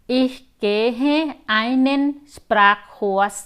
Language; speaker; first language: German; non-native, learner; Thai